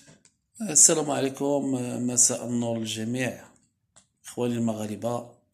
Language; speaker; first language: Arabic; native; Arabic